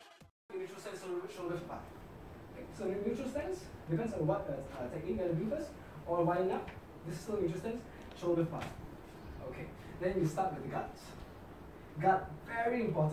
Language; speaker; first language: English; non-native, local second language; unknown